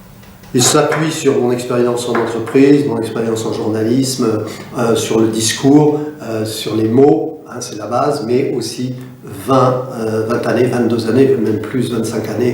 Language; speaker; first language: French; native; French